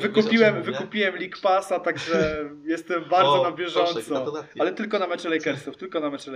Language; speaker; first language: Polish; native; Polish